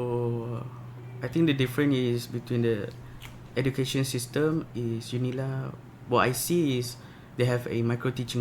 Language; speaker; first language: English; non-native, local second language; Malay